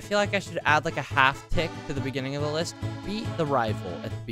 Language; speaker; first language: English; native; English